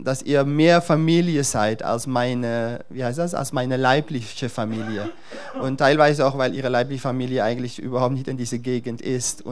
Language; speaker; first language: German; non-native, fluent; Dutch